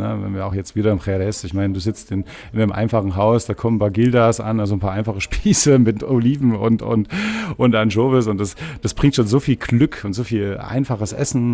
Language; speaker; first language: German; native; German